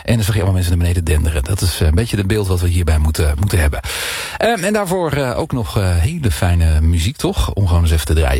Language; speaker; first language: Dutch; native; Dutch